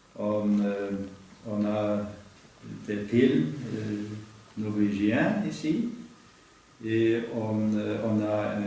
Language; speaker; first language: French; non-native, fluent; Norwegian